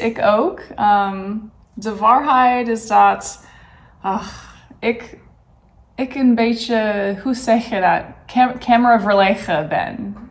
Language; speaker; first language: Dutch; non-native, learner; English